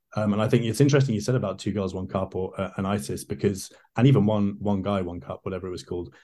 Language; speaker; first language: English; native; English